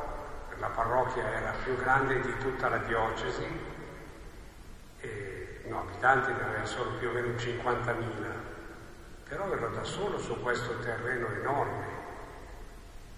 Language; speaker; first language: Italian; native; Italian